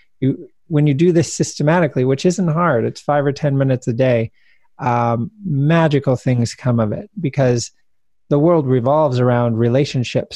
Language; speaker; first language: English; native; English